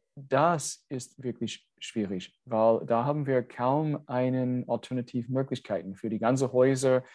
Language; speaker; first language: German; non-native, fluent; English